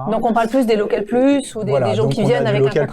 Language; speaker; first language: French; native; French